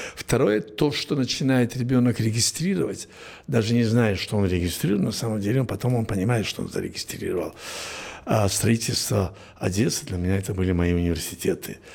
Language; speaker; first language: Russian; non-native, local second language; Spanish